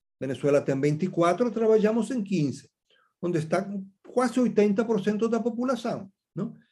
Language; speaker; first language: Portuguese; non-native, fluent; Spanish